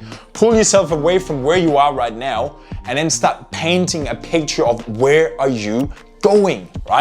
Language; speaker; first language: English; non-native, fluent; Danish